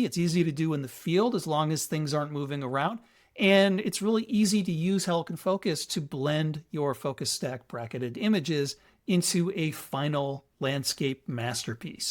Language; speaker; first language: English; native; English